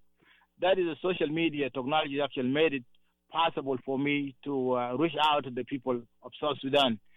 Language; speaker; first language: English; non-native, fluent; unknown